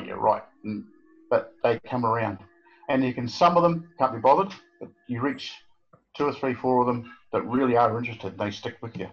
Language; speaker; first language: English; native; English